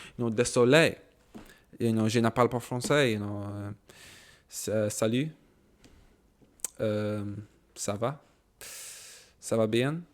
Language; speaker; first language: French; non-native, learner; English